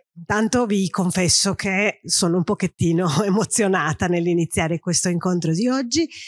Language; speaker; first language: Italian; non-native, fluent; Spanish